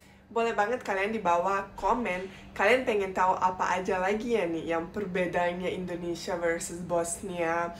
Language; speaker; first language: Indonesian; non-native, fluent; Bosnian